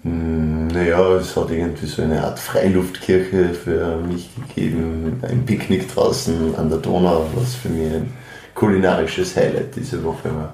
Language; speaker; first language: German; native; German